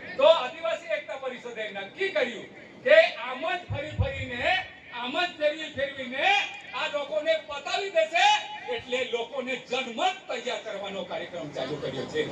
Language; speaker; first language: Gujarati; non-native, local second language; Vasavi